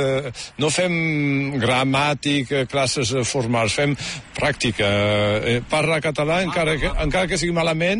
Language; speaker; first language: Catalan; native; Catalan